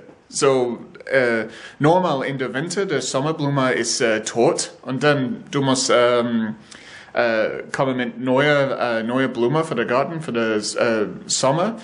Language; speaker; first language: German; non-native, learner; English